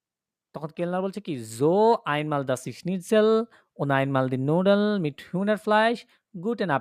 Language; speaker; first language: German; non-native, learner; Bangla